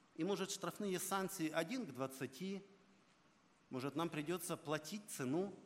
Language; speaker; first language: Russian; non-native, local second language; Ukrainian